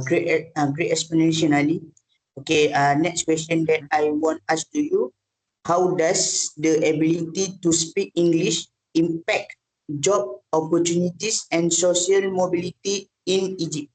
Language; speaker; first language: English; non-native, learner; Malay